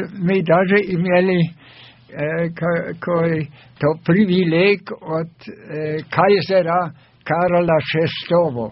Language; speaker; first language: Russian; non-native, fluent; German